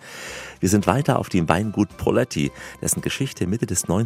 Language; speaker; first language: German; native; German